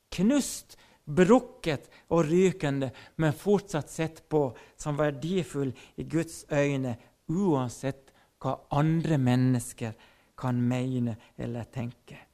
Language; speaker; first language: Norwegian; non-native, fluent; Finnish